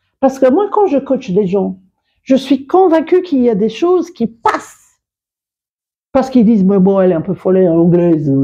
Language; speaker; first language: French; non-native, fluent; English